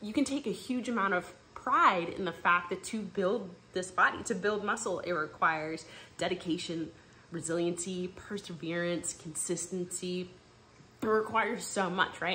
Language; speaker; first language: English; native; English